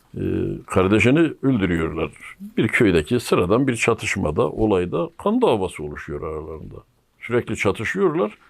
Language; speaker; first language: Turkish; native; Turkish